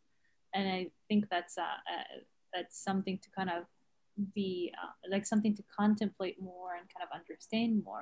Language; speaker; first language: English; non-native, fluent; Arabic